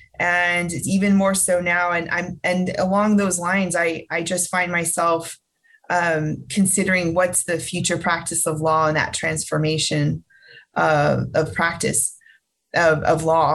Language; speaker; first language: English; native; English